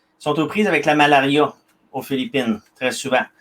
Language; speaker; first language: French; native; French